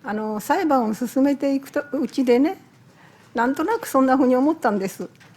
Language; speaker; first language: Japanese; native; Japanese